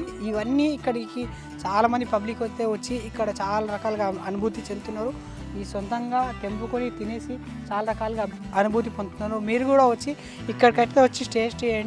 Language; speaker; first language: Telugu; native; Telugu